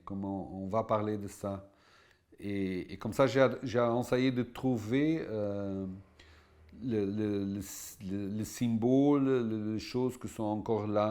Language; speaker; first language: French; non-native, fluent; Portuguese